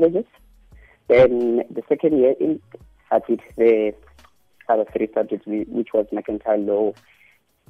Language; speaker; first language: English; non-native, local second language; Zulu